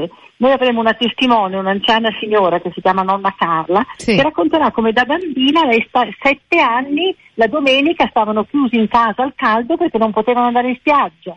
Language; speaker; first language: Italian; native; Italian